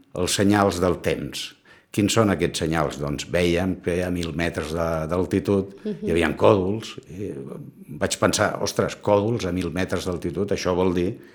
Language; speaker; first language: Catalan; non-native, local second language; Spanish